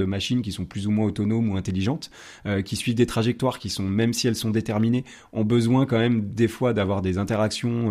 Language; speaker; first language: French; native; French